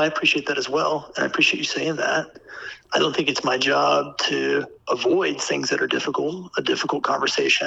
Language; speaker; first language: English; native; English